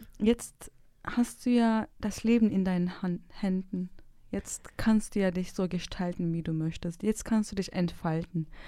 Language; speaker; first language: German; non-native, fluent; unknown